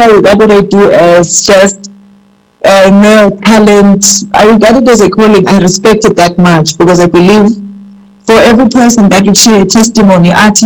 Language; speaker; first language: English; non-native, local second language; Xhosa